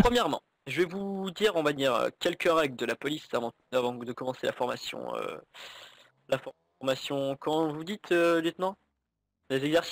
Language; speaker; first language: French; native; French